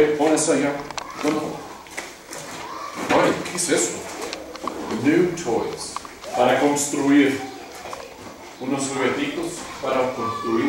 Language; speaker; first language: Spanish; non-native, fluent; English